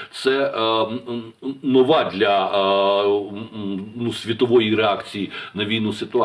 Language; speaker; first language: Ukrainian; native; Ukrainian